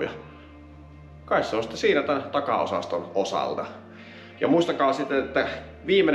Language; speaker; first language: Finnish; native; Finnish